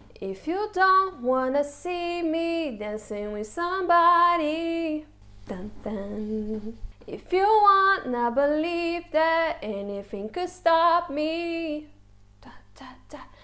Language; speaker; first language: English; non-native, fluent; Portuguese